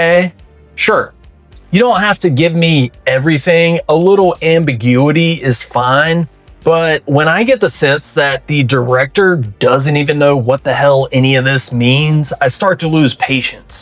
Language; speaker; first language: English; native; English